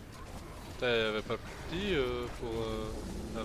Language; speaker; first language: French; native; French